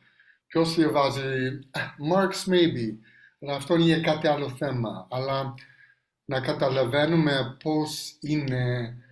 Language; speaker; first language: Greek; non-native, learner; English